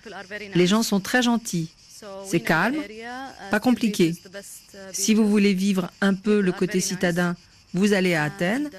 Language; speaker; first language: French; non-native, fluent; Arabic